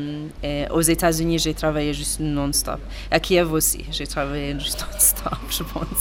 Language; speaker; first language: French; non-native, learner; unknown